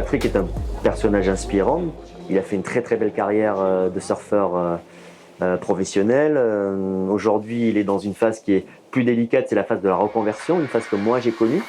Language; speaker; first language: French; native; French